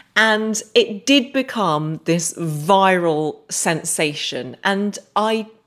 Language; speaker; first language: English; native; English